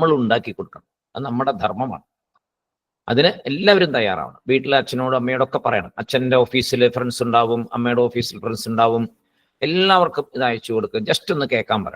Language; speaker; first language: Malayalam; native; Malayalam